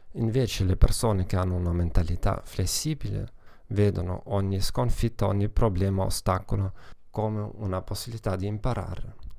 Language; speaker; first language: Italian; non-native, fluent; German